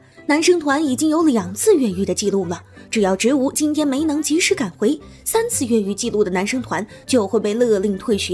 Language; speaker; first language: Chinese; native; Chinese